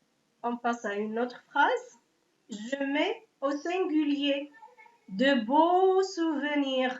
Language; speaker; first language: French; non-native, local second language; Arabic